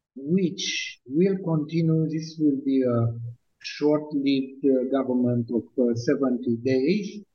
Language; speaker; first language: English; non-native, fluent; Romanian